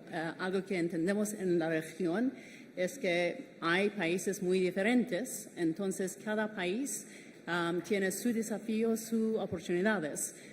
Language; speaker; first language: Spanish; non-native, fluent; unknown